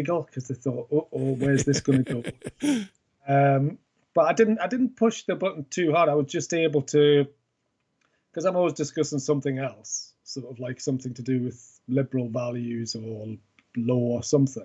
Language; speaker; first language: English; native; English